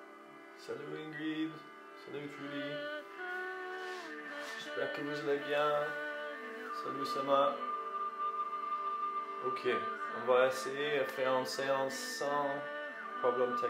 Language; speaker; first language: French; non-native, fluent; English